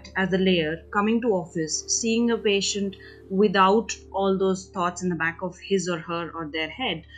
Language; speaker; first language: English; non-native, local second language; Hindi